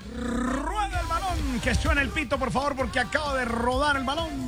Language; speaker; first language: Spanish; native; Spanish